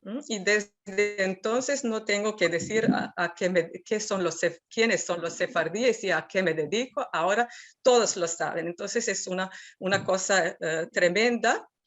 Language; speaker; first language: Spanish; non-native, fluent; Serbian